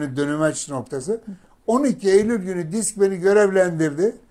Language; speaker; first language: Turkish; native; Turkish